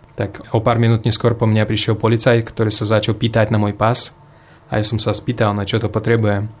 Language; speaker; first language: Slovak; non-native, fluent; Russian